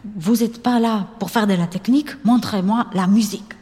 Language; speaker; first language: French; non-native, fluent; Portuguese